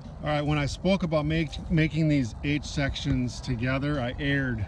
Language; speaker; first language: English; native; English